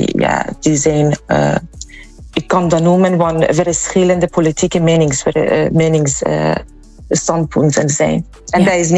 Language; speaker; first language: Dutch; non-native, fluent; Persian